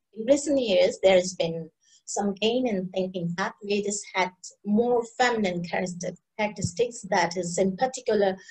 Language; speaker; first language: English; non-native, local second language; Bangla